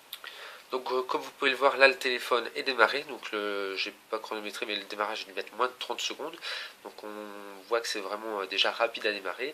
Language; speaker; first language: French; native; French